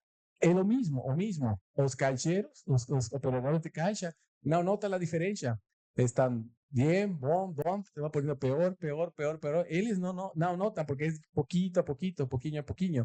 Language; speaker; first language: Portuguese; non-native, learner; Spanish